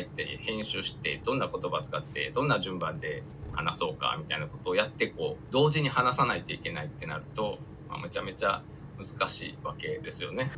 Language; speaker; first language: Japanese; native; Japanese